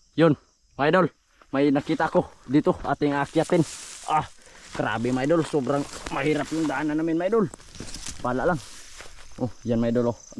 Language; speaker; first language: Filipino; native; Filipino